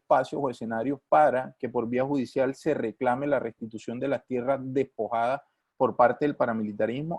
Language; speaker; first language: Spanish; native; Spanish